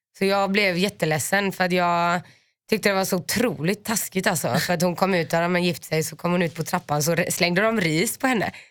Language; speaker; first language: Swedish; native; Swedish